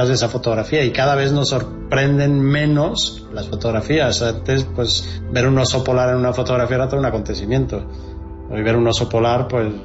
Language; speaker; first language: Spanish; native; Spanish